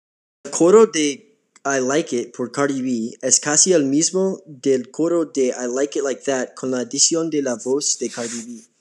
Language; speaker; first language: Spanish; non-native, learner; English